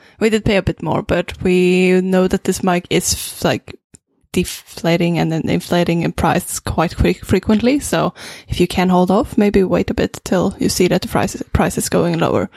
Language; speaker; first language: English; non-native, fluent; Swedish